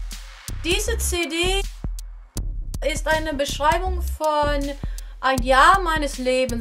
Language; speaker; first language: German; non-native, fluent; English